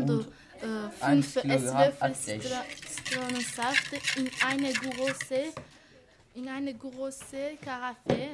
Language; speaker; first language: German; non-native, learner; French